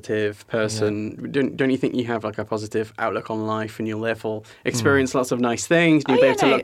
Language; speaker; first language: English; native; English